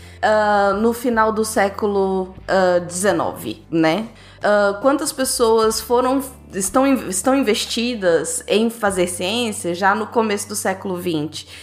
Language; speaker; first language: Portuguese; native; Portuguese